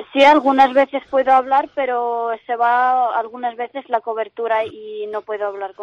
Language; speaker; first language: Spanish; non-native, fluent; Ukrainian